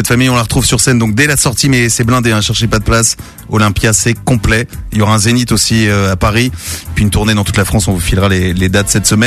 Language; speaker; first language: French; native; French